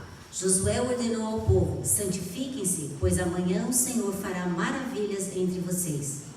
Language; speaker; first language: Portuguese; native; Portuguese